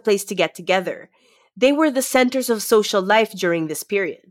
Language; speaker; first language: English; non-native, local second language; Filipino